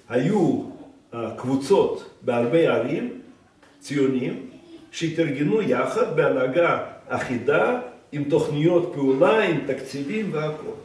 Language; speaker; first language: Hebrew; non-native, fluent; Russian